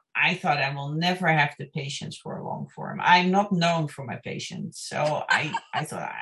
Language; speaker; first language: English; non-native, fluent; Dutch